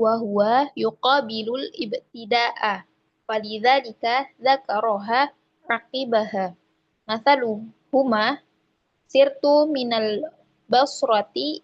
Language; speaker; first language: Arabic; non-native, learner; Indonesian